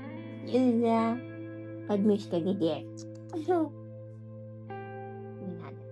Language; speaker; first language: Russian; non-native, learner; Filipino